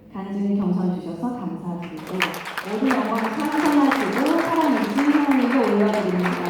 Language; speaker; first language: Korean; non-native, fluent; Cantonese